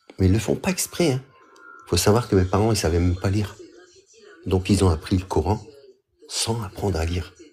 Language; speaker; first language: French; early bilingual, other home language; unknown